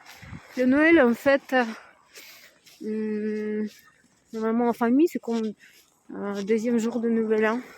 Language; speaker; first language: French; non-native, fluent; Russian